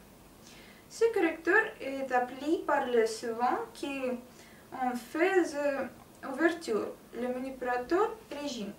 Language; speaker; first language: French; non-native, learner; Russian